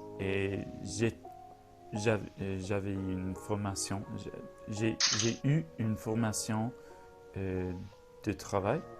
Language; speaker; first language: French; non-native, learner; English